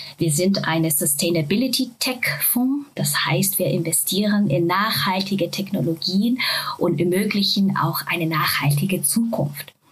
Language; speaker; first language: German; non-native, fluent; Japanese